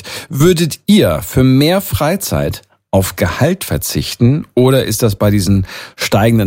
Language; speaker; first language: German; native; German